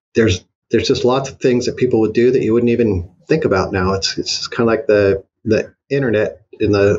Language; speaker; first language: English; native; English